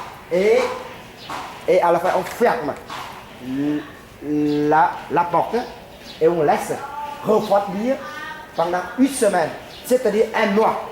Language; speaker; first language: French; non-native, fluent; Vietnamese